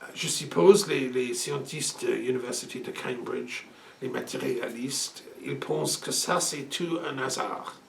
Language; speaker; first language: French; non-native, fluent; English